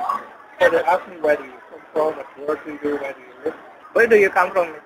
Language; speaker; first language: English; non-native, learner; Indonesian